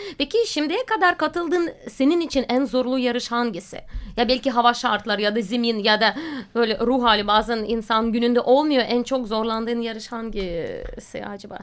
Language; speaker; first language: Turkish; non-native, fluent; Russian